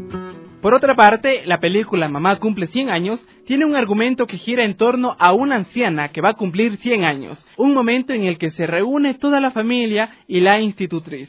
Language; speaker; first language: Spanish; native; Spanish